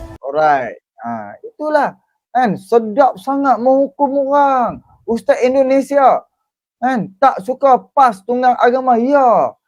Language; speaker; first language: Malay; native; Malay